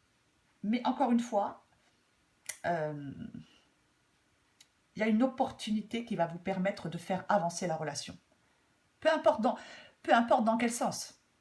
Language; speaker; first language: French; native; French